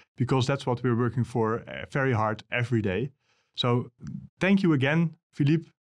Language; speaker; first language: English; non-native, fluent; Dutch